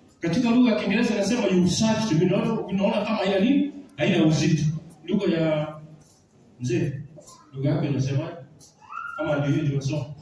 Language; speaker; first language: Swahili; non-native, local second language; Gusii